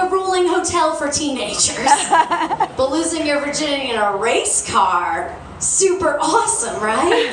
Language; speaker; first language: English; native; English